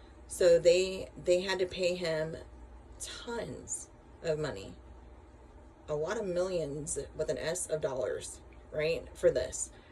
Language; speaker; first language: English; native; English